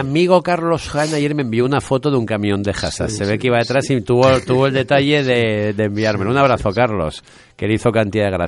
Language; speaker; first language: Spanish; native; Spanish